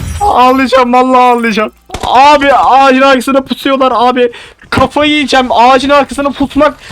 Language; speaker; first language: Turkish; native; Turkish